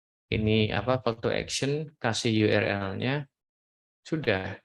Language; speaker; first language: Indonesian; native; Indonesian